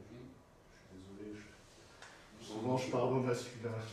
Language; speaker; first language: French; native; French